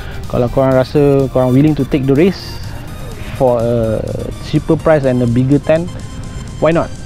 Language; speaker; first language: English; non-native, local second language; Malay